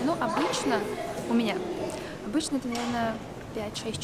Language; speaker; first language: Russian; native; Russian